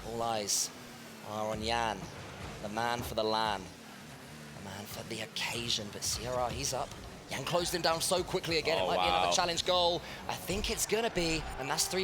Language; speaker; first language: English; native; English